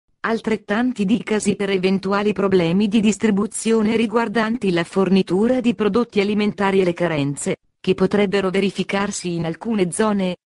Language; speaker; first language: Italian; native; Italian